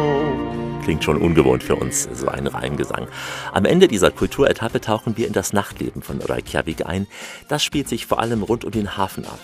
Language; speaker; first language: German; native; German